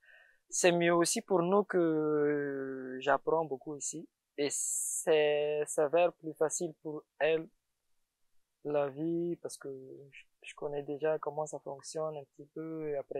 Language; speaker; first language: French; non-native, local second language; Malagasy